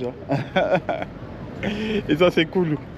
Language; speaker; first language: French; native; French